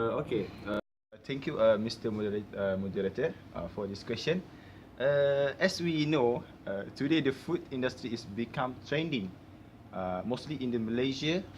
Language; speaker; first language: English; non-native, learner; Malay